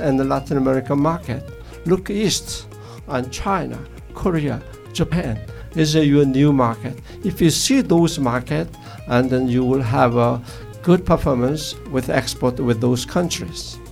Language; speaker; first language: English; non-native, learner; Korean